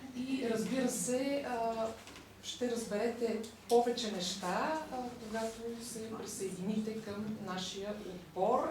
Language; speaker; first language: Bulgarian; native; Bulgarian